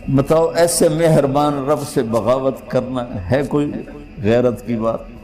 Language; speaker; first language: Urdu; non-native, local second language; Punjabi